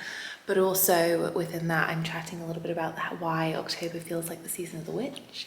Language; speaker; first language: English; native; English